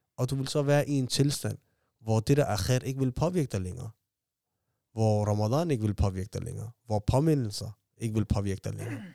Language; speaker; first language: Danish; early bilingual, other home language; Somali